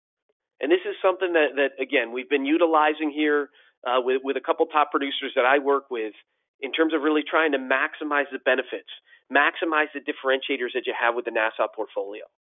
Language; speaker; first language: English; native; English